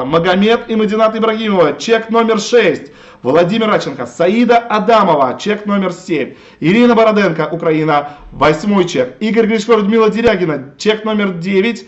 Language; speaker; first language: Russian; native; Russian